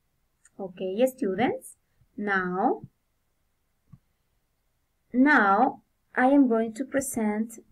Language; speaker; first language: English; non-native, fluent; Spanish